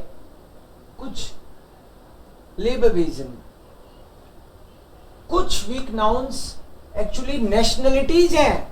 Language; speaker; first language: Hindi; native; Hindi